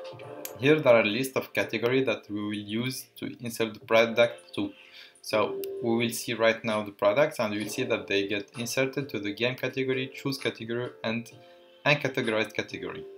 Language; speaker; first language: English; non-native, fluent; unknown